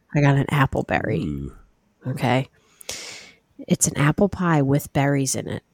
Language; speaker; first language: English; native; English